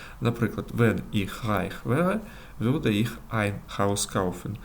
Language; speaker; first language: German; non-native, fluent; Ukrainian